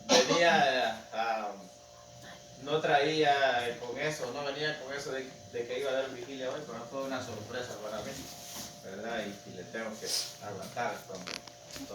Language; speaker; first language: Spanish; native; Spanish